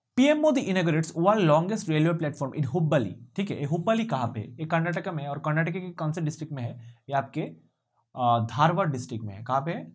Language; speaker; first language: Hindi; non-native, local second language; Bangla